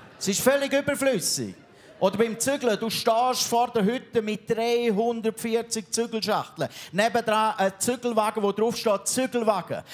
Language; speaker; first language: German; native; German